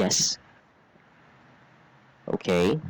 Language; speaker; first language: English; non-native, fluent; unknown